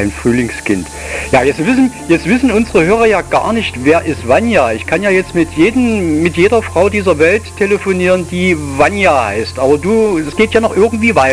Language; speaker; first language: German; native; German